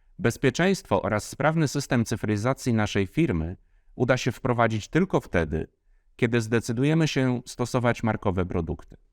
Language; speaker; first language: Polish; native; Polish